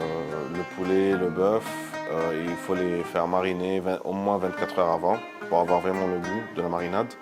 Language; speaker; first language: French; non-native, local second language; Arabic